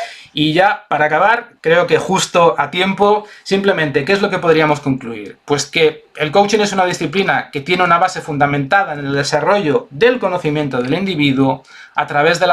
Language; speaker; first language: Spanish; native; Spanish